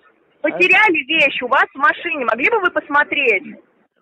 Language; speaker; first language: Russian; native; Russian